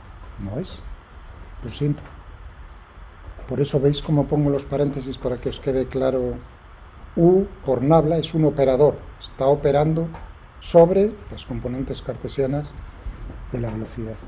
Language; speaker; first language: Spanish; native; Spanish